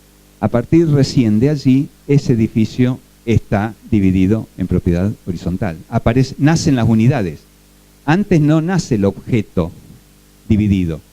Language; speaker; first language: Spanish; native; Spanish